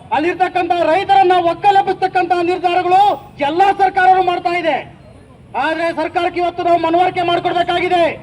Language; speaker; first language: Kannada; native; Kannada